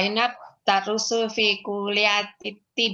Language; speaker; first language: Arabic; non-native, learner; Indonesian